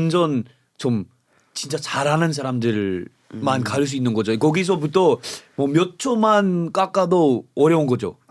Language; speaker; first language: Korean; non-native, fluent; English